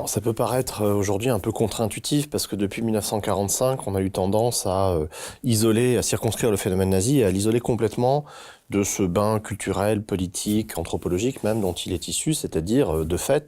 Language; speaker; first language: French; native; French